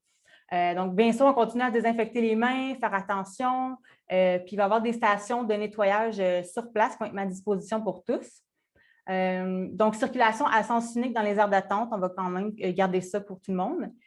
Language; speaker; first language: French; native; French